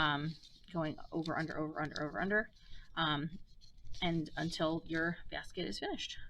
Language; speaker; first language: English; native; English